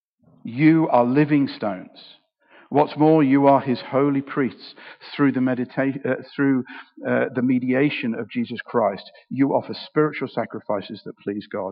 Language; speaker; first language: English; native; English